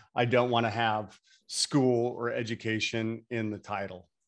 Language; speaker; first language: English; native; English